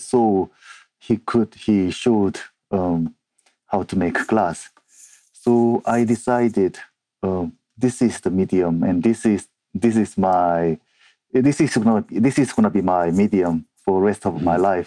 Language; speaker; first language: English; non-native, fluent; Korean